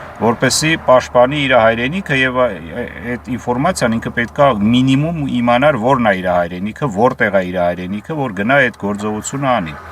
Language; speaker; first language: Armenian; native; Armenian